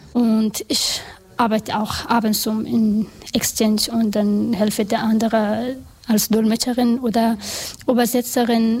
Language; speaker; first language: German; non-native, learner; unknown